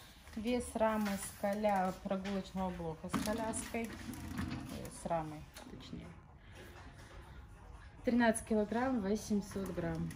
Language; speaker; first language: Russian; native; Russian